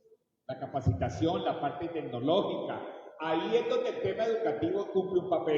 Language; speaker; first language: Spanish; native; Spanish